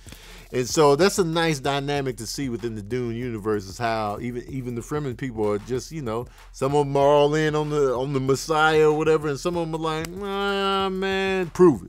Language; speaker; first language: English; native; English